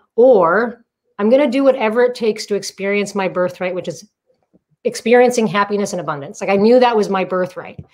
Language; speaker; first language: English; native; English